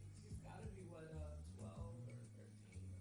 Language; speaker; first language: English; native; English